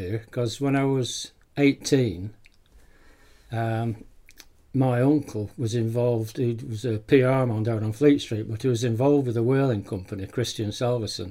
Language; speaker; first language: English; native; English